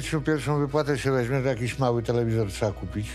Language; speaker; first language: Polish; native; Polish